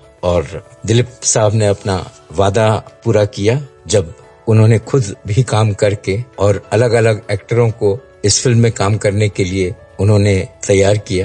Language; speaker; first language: Hindi; native; Hindi